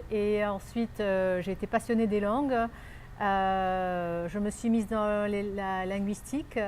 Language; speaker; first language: French; non-native, local second language; Arabic